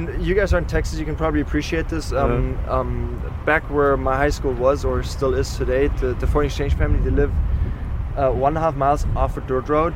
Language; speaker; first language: English; non-native, fluent; German